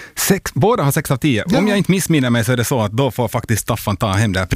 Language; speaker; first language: Swedish; native; Swedish